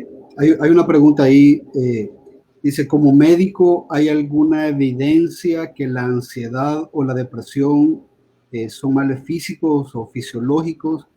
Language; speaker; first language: Spanish; native; Spanish